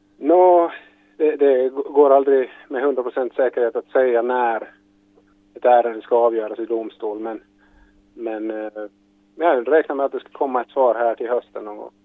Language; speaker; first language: Swedish; native; Swedish